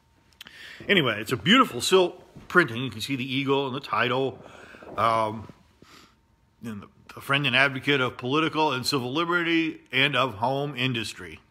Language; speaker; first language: English; native; English